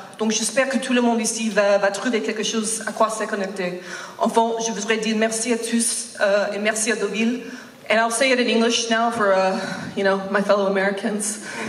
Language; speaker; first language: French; non-native, learner; English